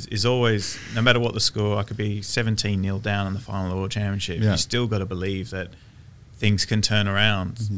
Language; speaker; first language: English; native; English